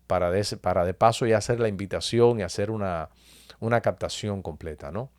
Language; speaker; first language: Spanish; native; Spanish